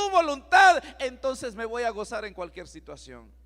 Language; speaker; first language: Spanish; native; Spanish